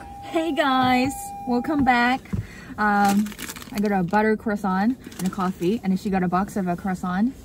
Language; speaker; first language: English; non-native, fluent; Japanese